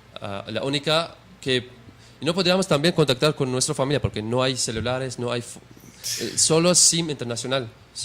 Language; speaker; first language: Spanish; non-native, learner; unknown